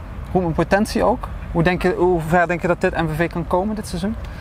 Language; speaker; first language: Dutch; native; Dutch